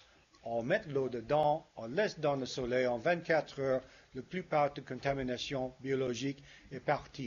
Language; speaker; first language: French; non-native, fluent; English